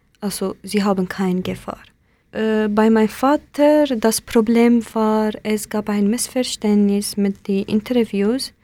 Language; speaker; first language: German; non-native, learner; Kurdish